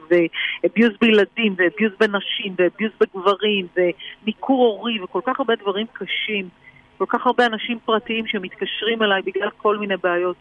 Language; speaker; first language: Hebrew; native; Hebrew